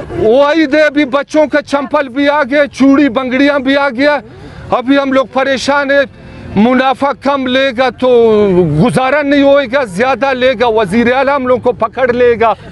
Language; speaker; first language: Urdu; non-native, local second language; Pashto